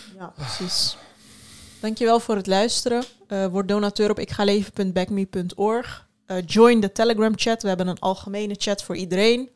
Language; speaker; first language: Dutch; early bilingual, other home language; Turkish